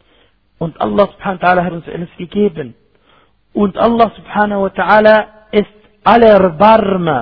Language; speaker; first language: German; non-native, fluent; Arabic